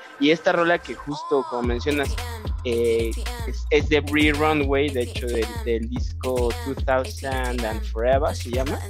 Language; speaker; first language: Spanish; native; Spanish